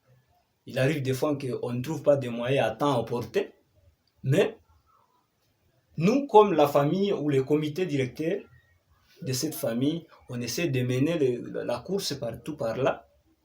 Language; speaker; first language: French; non-native, local second language; Kinyarwanda